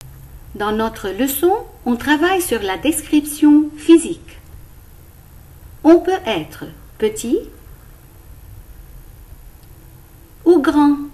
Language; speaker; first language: French; non-native, local second language; Arabic